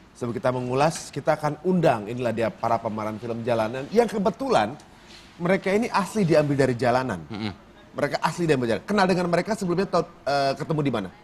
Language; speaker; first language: Indonesian; native; Indonesian